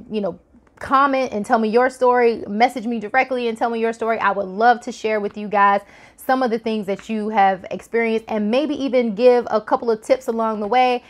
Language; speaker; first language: English; native; English